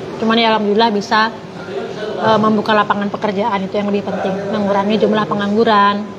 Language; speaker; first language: Indonesian; non-native, local second language; Javanese